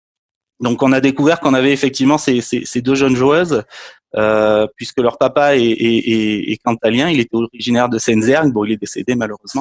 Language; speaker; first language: French; native; French